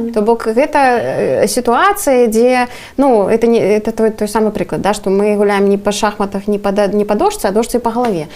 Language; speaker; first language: Belarusian; non-native, local second language; Russian